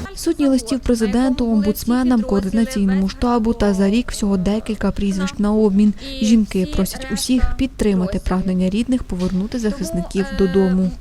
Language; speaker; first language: Ukrainian; native; Ukrainian